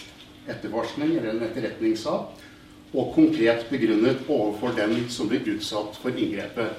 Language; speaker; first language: Norwegian; native; Norwegian